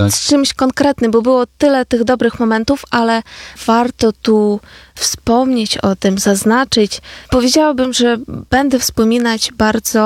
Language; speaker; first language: Polish; non-native, fluent; Ukrainian